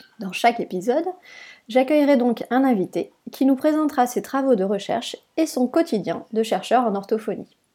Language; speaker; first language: French; native; French